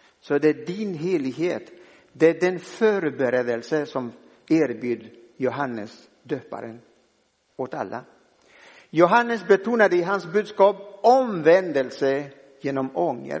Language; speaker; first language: Swedish; non-native, fluent; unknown